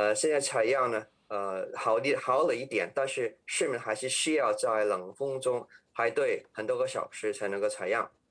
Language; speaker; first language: Chinese; non-native, local second language; Cantonese